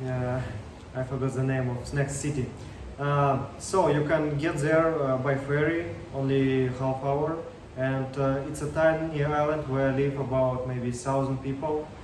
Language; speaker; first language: English; non-native, learner; Russian